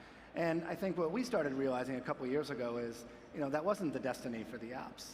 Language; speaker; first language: English; native; English